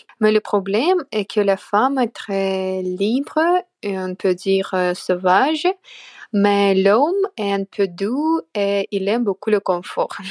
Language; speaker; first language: French; non-native, learner; Russian